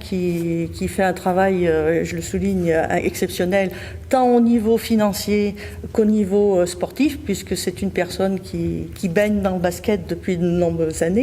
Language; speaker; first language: French; native; French